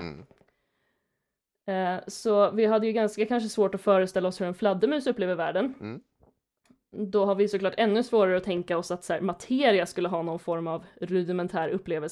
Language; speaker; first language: Swedish; native; Swedish